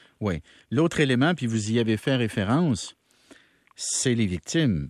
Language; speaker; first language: French; native; French